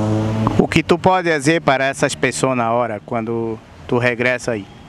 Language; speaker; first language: Spanish; non-native, learner; Portuguese